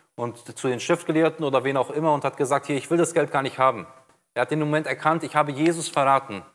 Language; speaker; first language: German; non-native, fluent; Portuguese